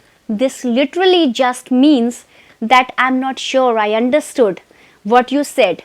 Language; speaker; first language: English; non-native, fluent; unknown